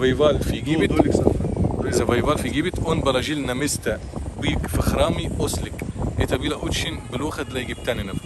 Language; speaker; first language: Russian; non-native, local second language; Arabic